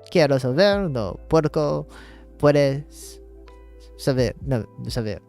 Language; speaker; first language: Spanish; non-native, learner; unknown